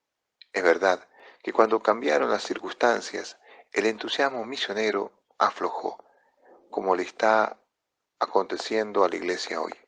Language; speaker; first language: Spanish; non-native, fluent; Italian